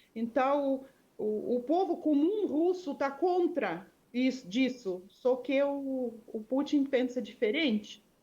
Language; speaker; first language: Portuguese; non-native, fluent; Russian